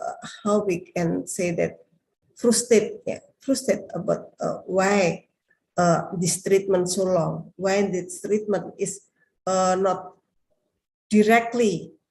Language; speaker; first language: English; non-native, learner; Indonesian